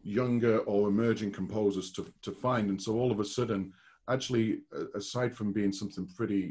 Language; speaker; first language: English; native; English